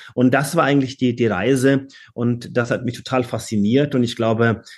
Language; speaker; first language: German; non-native, fluent; Norwegian